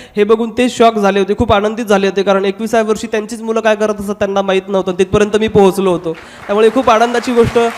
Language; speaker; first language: Marathi; non-native, local second language; Hindi